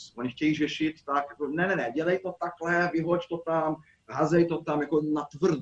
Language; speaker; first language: Czech; non-native, fluent; Portuguese